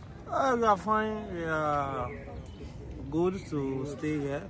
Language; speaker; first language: English; non-native, learner; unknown